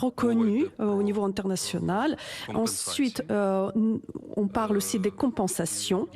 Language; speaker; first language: French; non-native, fluent; Ukrainian